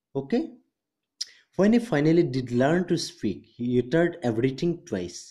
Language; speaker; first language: English; non-native, local second language; Assamese